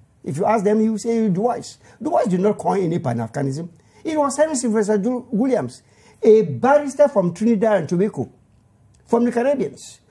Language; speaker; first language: English; non-native, local second language; Akan